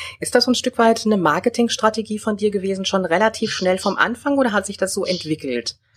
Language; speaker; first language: German; native; German